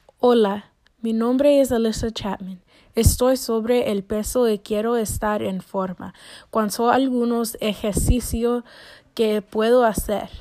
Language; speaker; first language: Spanish; non-native, learner; English